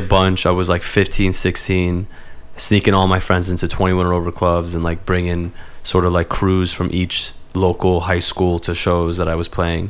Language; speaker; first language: English; native; English